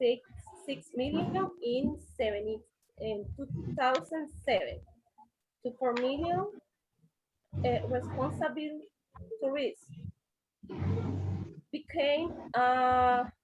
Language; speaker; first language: English; non-native, learner; Spanish